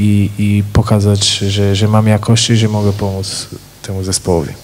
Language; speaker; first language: Polish; non-native, fluent; Portuguese